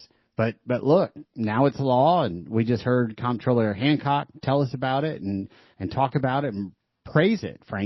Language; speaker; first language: English; native; English